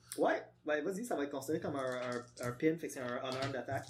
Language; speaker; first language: French; native; French